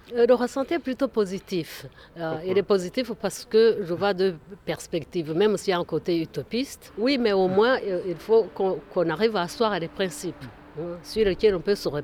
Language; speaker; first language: French; non-native, local second language; Kinyarwanda